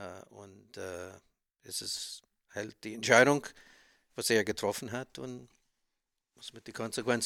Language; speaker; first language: German; non-native, learner; English